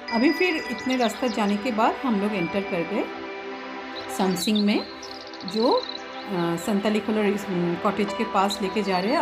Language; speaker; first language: Hindi; non-native, local second language; Bangla